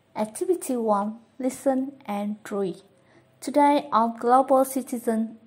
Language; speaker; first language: English; non-native, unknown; Vietnamese